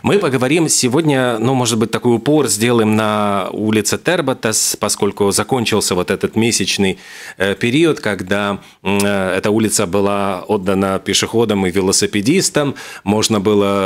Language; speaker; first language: Russian; native; Russian